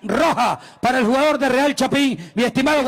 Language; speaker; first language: Spanish; native; Spanish